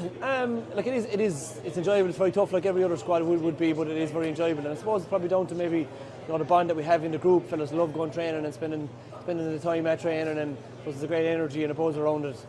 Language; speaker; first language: English; native; English